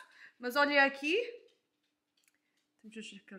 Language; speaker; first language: Portuguese; early bilingual, heritage; Portuguese